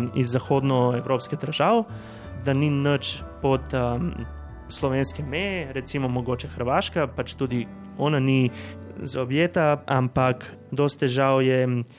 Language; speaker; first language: Slovenian; non-native, fluent; Macedonian